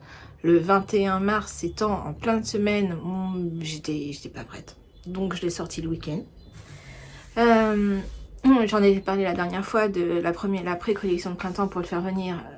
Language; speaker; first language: French; native; French